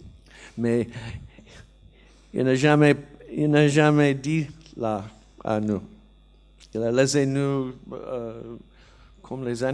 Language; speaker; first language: French; non-native, learner; English